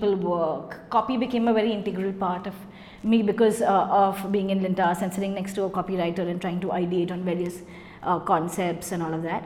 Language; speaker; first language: English; non-native, local second language; Hindi